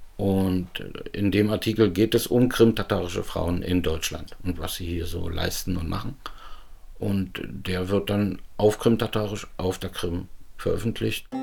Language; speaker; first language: German; native; German